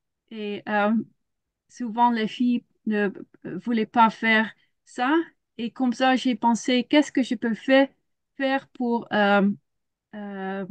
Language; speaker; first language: French; non-native, learner; Dutch